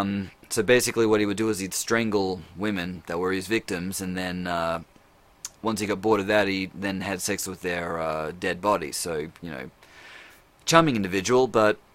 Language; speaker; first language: English; native; English